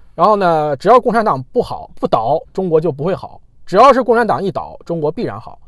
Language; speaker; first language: Chinese; native; Chinese